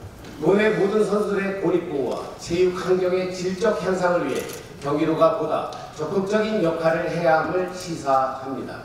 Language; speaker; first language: Korean; native; Korean